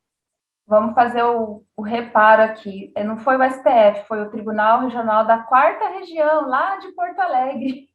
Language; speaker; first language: Portuguese; native; Portuguese